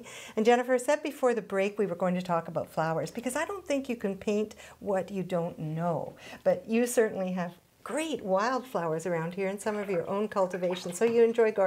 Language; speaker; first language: English; native; English